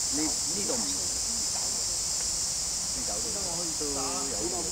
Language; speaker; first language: Cantonese; native; Cantonese